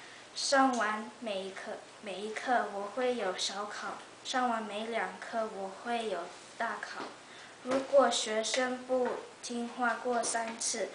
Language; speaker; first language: Chinese; early bilingual, heritage; Chinese